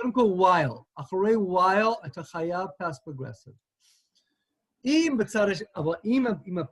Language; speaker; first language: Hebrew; non-native, fluent; English